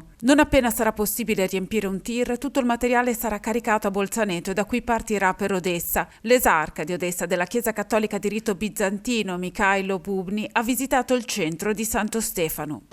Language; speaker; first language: Italian; native; Italian